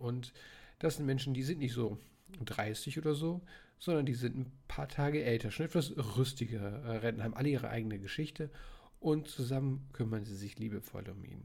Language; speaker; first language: German; native; German